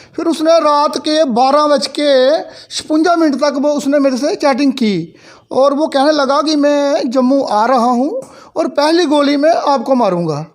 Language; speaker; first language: Hindi; non-native, local second language; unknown